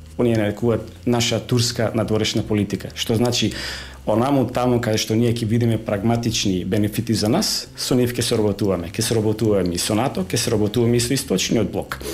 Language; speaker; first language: Macedonian; native; Macedonian